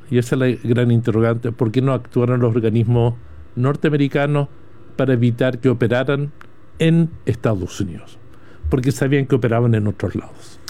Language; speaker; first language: Spanish; early bilingual, heritage; Spanish